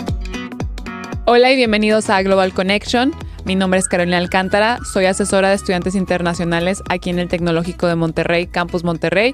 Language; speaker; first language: Spanish; native; Spanish